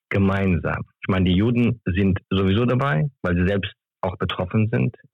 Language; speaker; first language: German; early bilingual, other home language; Turkish